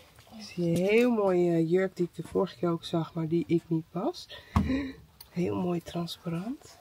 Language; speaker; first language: Dutch; native; Dutch